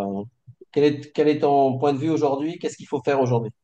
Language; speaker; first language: French; native; French